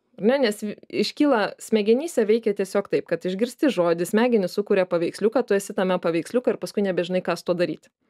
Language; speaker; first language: Lithuanian; native; Lithuanian